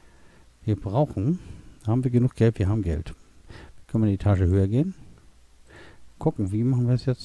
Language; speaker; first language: German; native; German